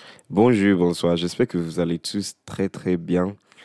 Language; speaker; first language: French; non-native, fluent; English